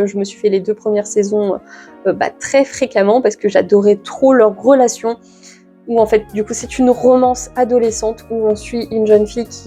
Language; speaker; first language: French; native; French